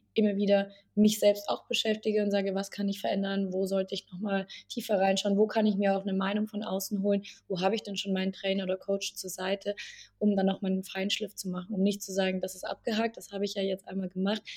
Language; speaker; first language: German; native; German